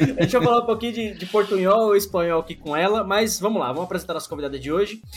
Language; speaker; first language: Portuguese; native; Portuguese